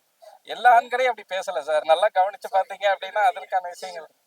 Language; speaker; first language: Tamil; native; Tamil